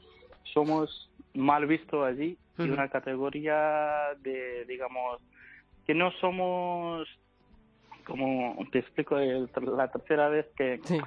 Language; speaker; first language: Spanish; non-native, learner; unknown